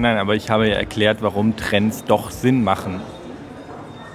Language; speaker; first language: German; native; German